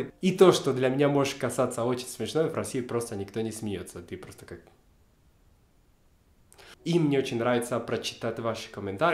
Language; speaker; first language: Russian; non-native, fluent; Spanish